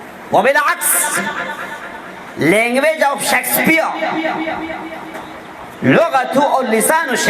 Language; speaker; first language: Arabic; non-native, fluent; Urdu